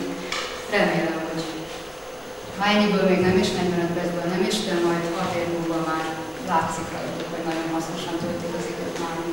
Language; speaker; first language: Hungarian; native; Hungarian